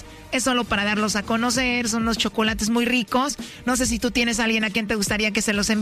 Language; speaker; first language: Spanish; native; Spanish